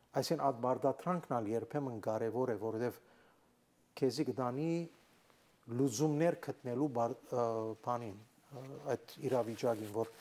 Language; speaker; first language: Armenian; native; Armenian